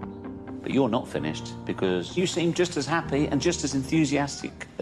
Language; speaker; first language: English; native; English